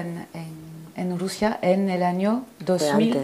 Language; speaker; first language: Spanish; non-native, fluent; French